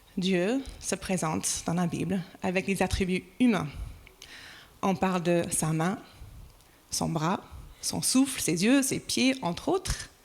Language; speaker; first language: French; non-native, fluent; English